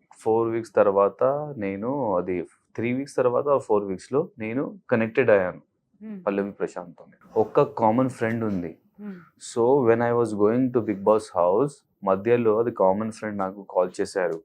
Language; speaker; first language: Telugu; non-native, local second language; Urdu